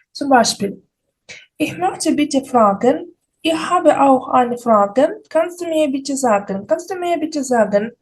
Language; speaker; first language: German; non-native, fluent; Ukrainian